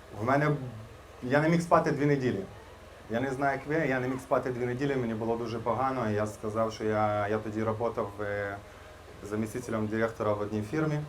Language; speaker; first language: Ukrainian; non-native, local second language; Russian